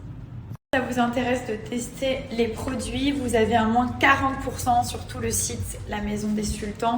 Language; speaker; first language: French; native; French